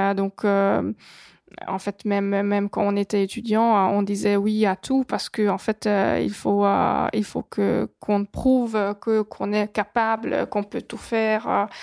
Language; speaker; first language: French; non-native, fluent; Hungarian